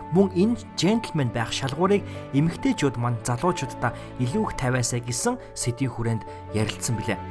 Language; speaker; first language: Mongolian; native; Mongolian